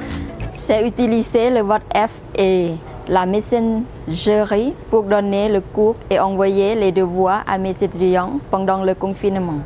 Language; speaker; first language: French; non-native, fluent; Lao